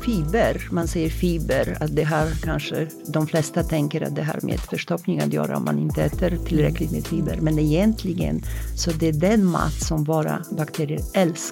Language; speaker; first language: Swedish; non-native, fluent; Polish